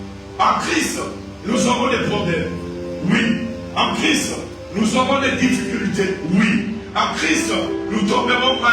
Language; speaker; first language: French; non-native, local second language; Lingala